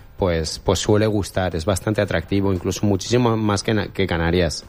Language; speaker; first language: Spanish; native; Spanish